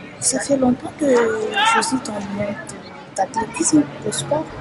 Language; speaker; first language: French; non-native, local second language; Malagasy